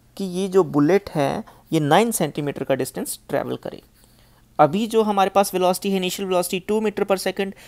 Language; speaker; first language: Hindi; native; Hindi